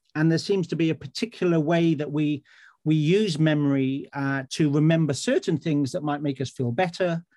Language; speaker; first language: English; native; English